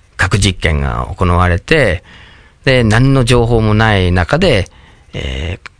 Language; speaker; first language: Japanese; non-native, fluent; English